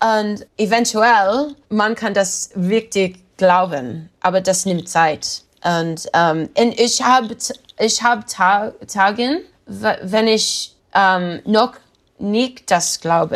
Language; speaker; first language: German; non-native, learner; English